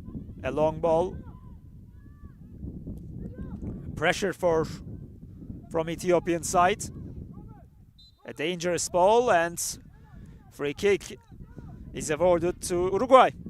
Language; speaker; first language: English; non-native, fluent; Turkish